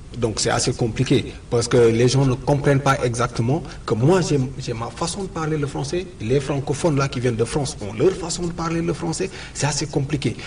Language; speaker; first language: French; non-native, local second language; Wolof